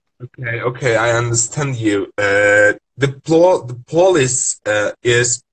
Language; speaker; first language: English; non-native, learner; Turkish